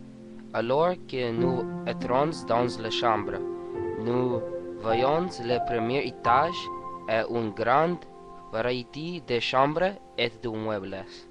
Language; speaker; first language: French; non-native, learner; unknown